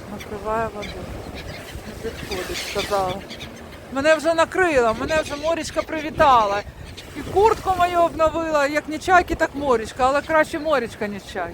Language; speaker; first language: Ukrainian; non-native, local second language; Russian